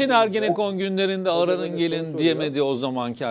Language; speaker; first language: Turkish; native; Turkish